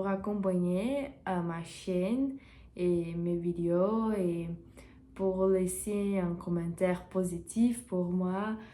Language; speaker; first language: French; non-native, learner; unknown